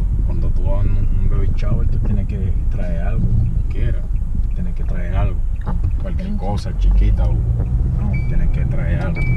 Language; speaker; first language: Spanish; non-native, learner; Haitian Creole